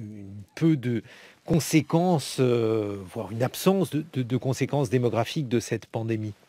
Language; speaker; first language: French; native; French